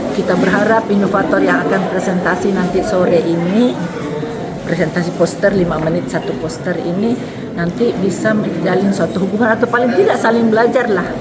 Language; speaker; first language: Indonesian; native; Indonesian